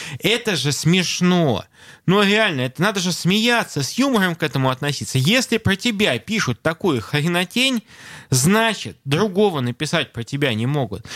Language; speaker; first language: Russian; native; Russian